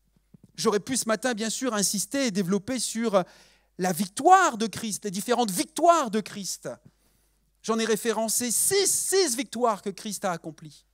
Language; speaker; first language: French; native; French